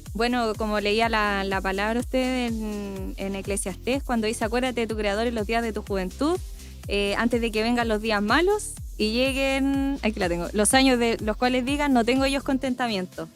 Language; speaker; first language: Spanish; native; Spanish